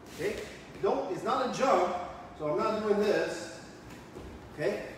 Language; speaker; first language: English; native; English